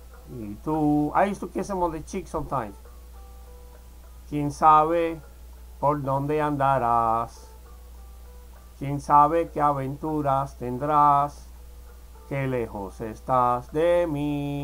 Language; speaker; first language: Spanish; native; Spanish